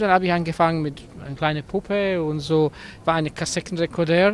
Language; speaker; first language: German; non-native, learner; Croatian